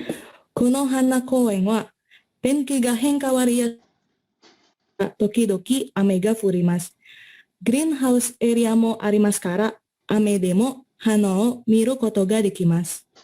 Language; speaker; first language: Japanese; non-native, learner; Indonesian